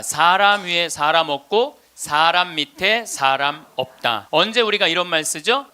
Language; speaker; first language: Korean; native; Korean